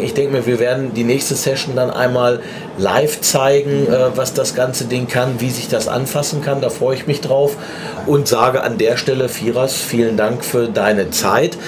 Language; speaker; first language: German; native; German